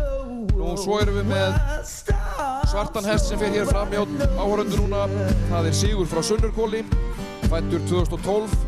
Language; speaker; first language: Icelandic; native; Icelandic